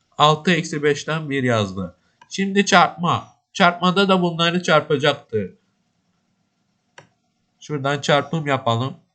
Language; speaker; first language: Turkish; native; Turkish